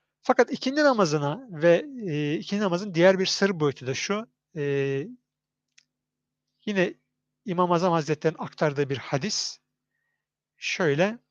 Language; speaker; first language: Turkish; native; Turkish